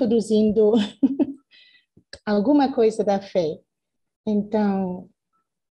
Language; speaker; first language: Portuguese; non-native, fluent; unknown